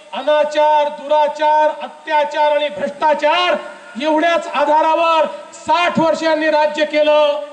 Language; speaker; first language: Marathi; native; Marathi